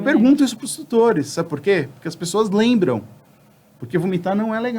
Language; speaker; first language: Portuguese; native; Portuguese